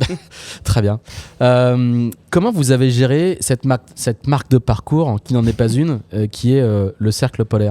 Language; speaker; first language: French; native; French